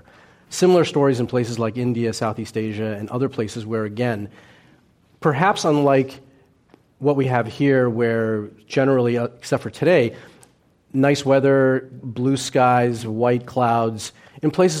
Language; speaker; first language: English; early bilingual, other home language; Cantonese